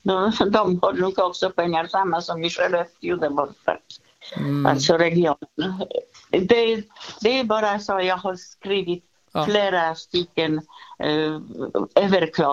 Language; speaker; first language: Swedish; non-native, fluent; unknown